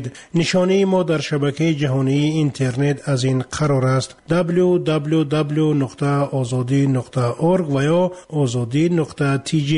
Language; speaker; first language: Tajik; native; Tajik